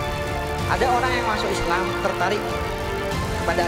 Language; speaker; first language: Indonesian; non-native, local second language; Madurese